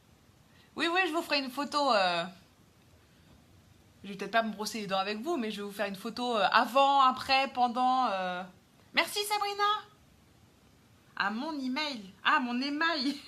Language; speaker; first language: French; native; French